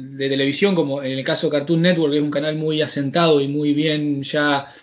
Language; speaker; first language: Spanish; native; Spanish